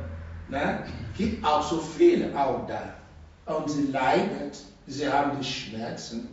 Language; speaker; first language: German; non-native, learner; Russian